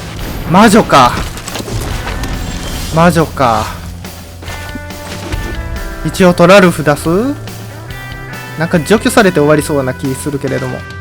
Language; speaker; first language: Japanese; native; Japanese